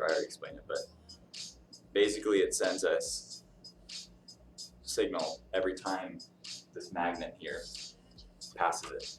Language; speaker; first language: English; native; English